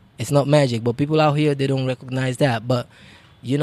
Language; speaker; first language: English; non-native, local second language; Krio